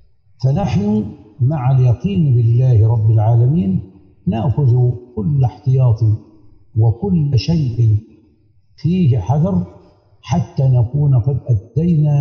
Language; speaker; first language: Arabic; native; Arabic